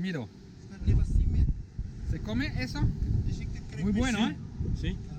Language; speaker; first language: Spanish; non-native, learner; French